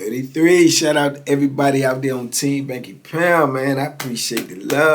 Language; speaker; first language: English; native; English